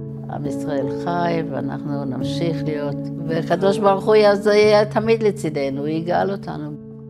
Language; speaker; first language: Hebrew; non-native, fluent; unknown